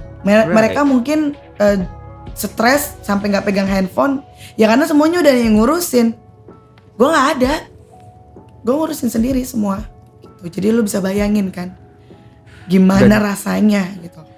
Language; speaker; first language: Indonesian; native; Indonesian